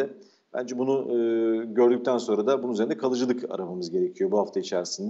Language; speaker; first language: Turkish; native; Turkish